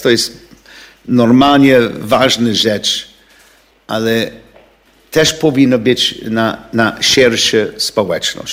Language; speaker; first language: Polish; non-native, learner; English